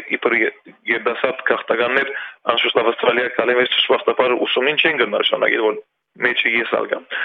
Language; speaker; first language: Armenian; early bilingual, heritage; Armenian